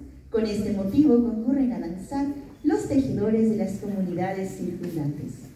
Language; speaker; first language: Spanish; native; Spanish